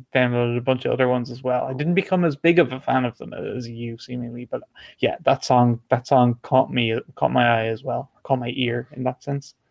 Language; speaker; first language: English; native; English